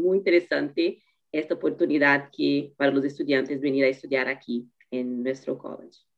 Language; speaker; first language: Spanish; non-native, learner; Portuguese